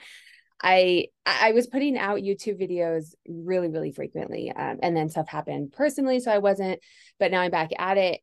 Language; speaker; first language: English; native; English